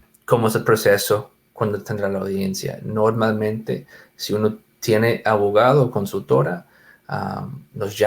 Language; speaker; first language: Spanish; non-native, fluent; English